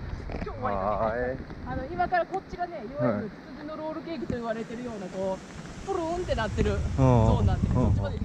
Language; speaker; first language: Japanese; native; Japanese